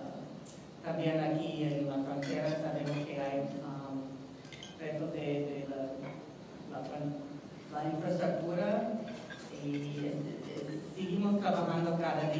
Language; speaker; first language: Spanish; non-native, fluent; English